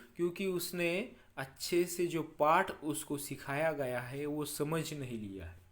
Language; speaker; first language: Hindi; non-native, local second language; Marathi